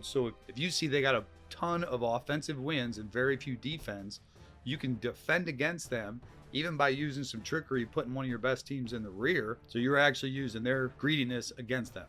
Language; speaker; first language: English; native; English